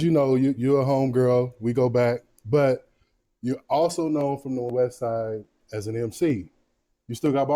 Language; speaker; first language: English; native; English